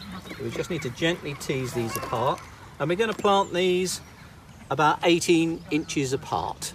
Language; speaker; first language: English; native; English